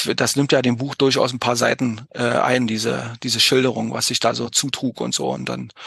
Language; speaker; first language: German; native; German